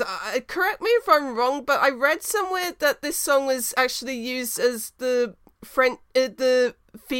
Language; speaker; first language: English; native; English